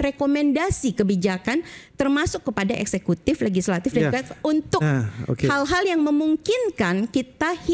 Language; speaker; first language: Indonesian; native; Indonesian